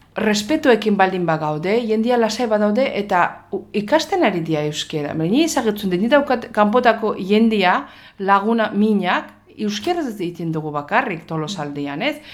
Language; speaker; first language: Basque; non-native, fluent; Azerbaijani